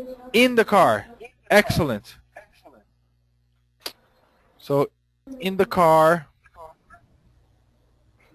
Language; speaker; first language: English; non-native, fluent; Portuguese